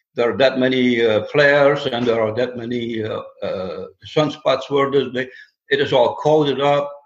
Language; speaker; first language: English; non-native, fluent; Dutch